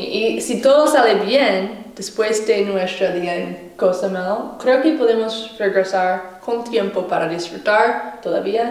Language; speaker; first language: Spanish; non-native, learner; English